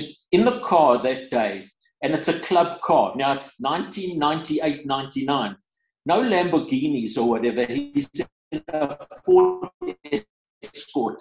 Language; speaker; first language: English; native; English